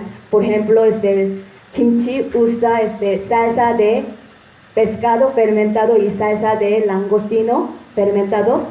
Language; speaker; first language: Spanish; non-native, fluent; Korean